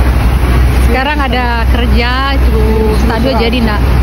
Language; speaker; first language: Indonesian; non-native, local second language; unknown